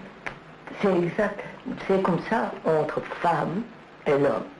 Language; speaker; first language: French; non-native, learner; Telugu